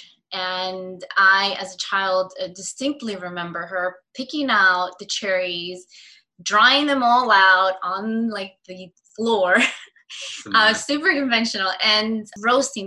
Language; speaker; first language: English; native; English